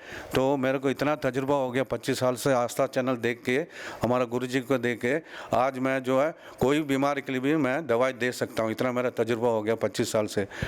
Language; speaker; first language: Hindi; non-native, local second language; Tamil